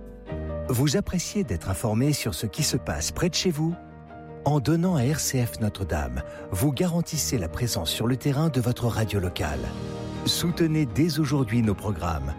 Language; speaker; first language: French; native; French